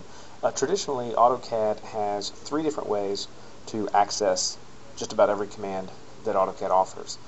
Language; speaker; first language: English; native; English